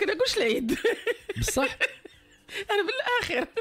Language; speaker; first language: Arabic; native; Arabic